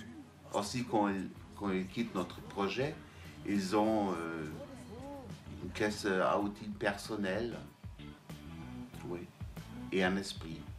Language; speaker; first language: French; non-native, fluent; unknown